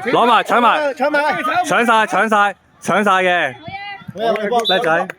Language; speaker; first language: Cantonese; native; Cantonese